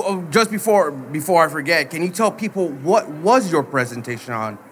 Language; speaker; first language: English; early bilingual, other home language; Spanish